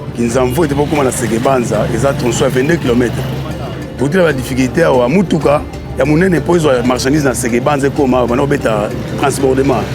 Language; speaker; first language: Lingala; non-native, local second language; Kongo